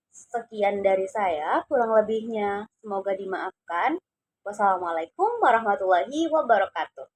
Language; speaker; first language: Indonesian; non-native, local second language; Javanese